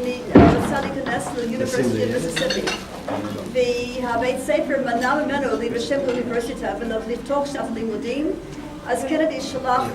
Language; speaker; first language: Hebrew; non-native, fluent; English